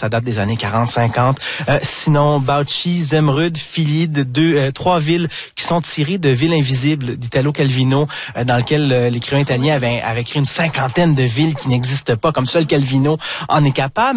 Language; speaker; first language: French; native; French